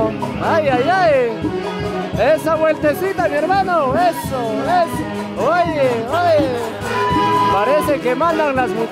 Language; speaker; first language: Spanish; native; Spanish